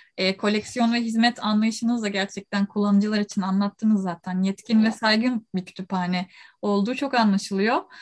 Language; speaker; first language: Turkish; native; Turkish